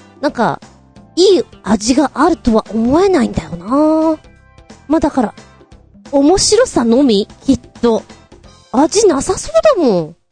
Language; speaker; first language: Japanese; native; Japanese